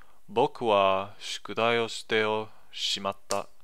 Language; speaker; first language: Japanese; non-native, learner; English